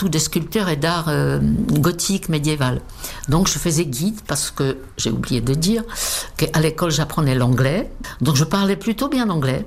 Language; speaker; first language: French; non-native, fluent; Czech